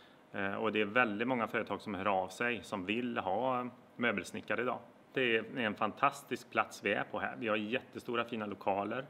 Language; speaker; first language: Swedish; native; Swedish